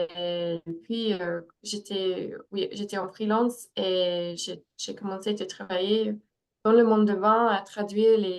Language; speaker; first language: French; non-native, fluent; English